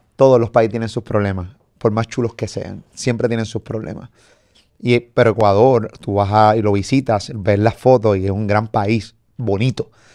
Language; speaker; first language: Spanish; native; Spanish